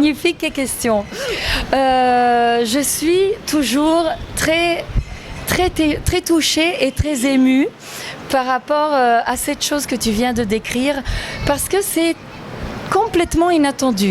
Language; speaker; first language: French; non-native, fluent; Italian